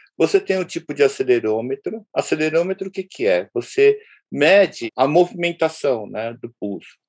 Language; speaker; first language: Portuguese; early bilingual, other home language; Japanese